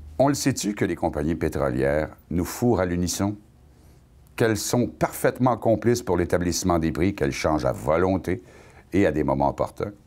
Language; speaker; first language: French; native; French